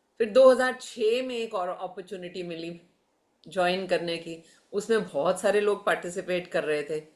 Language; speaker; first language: Hindi; native; Hindi